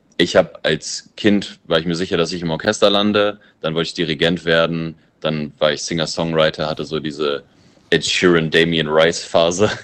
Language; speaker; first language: German; early bilingual, other home language; English